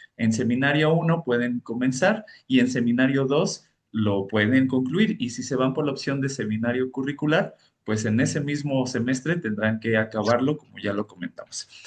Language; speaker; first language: Spanish; native; Spanish